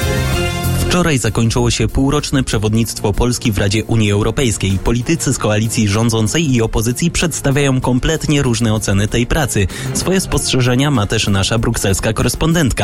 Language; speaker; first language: Polish; native; Polish